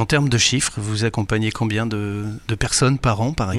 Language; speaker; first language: French; native; French